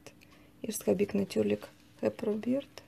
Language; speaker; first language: Dutch; non-native, learner; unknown